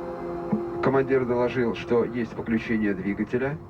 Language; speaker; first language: Russian; native; Russian